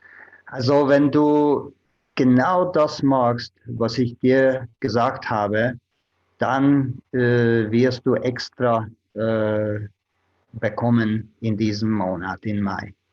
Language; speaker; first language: German; non-native, fluent; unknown